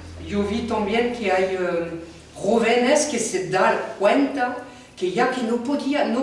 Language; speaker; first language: Spanish; non-native, fluent; French